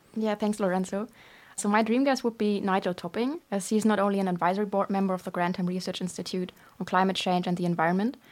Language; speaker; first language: English; non-native, fluent; German